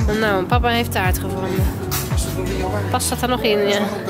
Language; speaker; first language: Dutch; native; Dutch